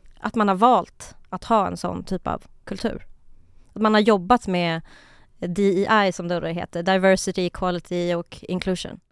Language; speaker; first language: Swedish; early bilingual, other home language; Kurdish